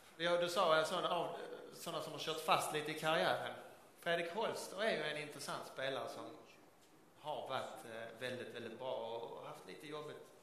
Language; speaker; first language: Swedish; native; Swedish